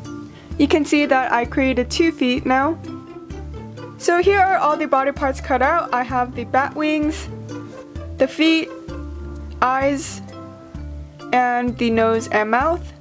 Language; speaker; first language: English; native; English